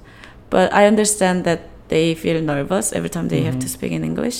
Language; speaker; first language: English; non-native, fluent; Korean